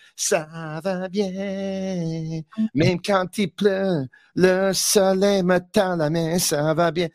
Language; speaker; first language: French; non-native, local second language; English